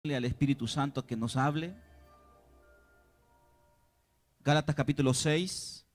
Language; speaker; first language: Spanish; native; Spanish